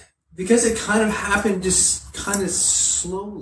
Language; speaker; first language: English; native; English